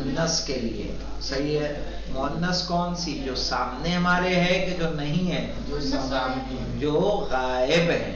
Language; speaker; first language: Urdu; native; Urdu